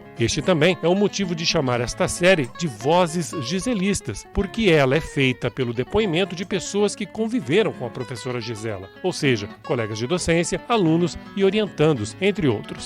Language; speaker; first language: Portuguese; native; Portuguese